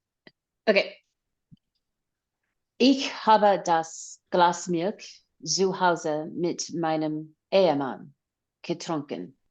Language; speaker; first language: German; non-native, learner; English